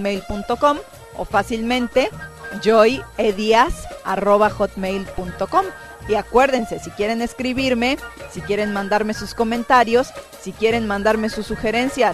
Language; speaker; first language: Spanish; native; Spanish